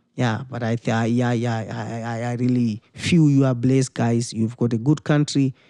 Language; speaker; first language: English; non-native, local second language; Shona